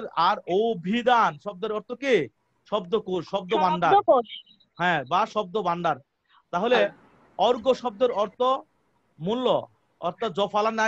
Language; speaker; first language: Bangla; native; Bangla